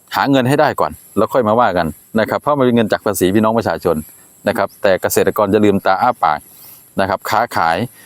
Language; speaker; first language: Thai; native; Thai